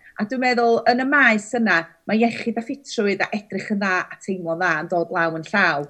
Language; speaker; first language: Welsh; native; Welsh